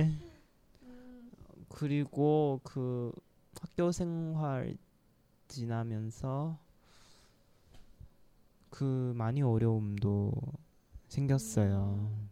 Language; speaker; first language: Korean; non-native, local second language; Chinese